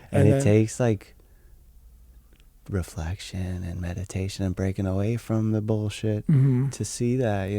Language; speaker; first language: English; native; English